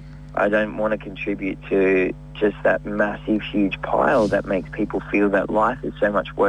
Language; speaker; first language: English; native; English